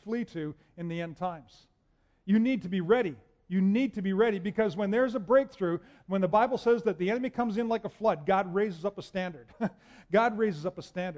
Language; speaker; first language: English; native; English